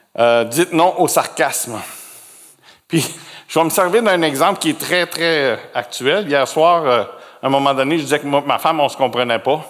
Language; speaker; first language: French; native; French